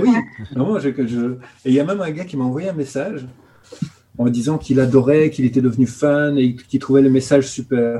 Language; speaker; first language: French; native; French